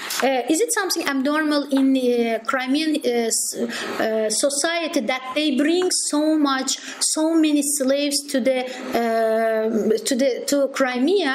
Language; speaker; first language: English; non-native, fluent; Azerbaijani